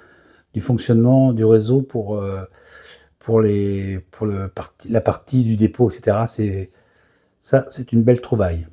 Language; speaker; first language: French; native; French